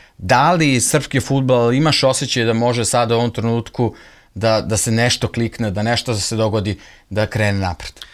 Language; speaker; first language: Serbian; native; Serbian